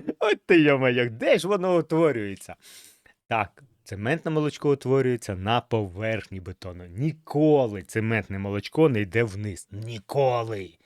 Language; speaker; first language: Ukrainian; native; Ukrainian